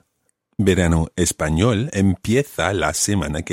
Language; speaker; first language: Spanish; non-native, fluent; English